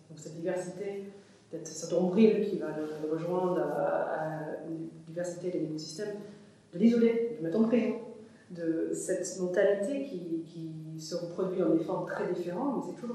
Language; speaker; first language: French; non-native, fluent; English